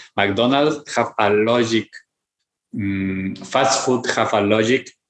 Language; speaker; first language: English; non-native, fluent; Spanish